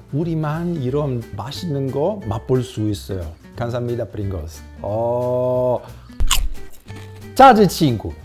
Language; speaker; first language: Korean; non-native, fluent; Italian